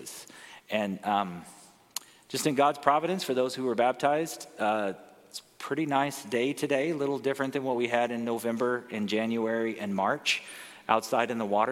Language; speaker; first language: English; native; English